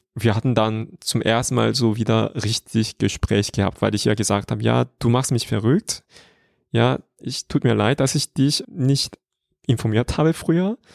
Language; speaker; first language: German; non-native, fluent; Korean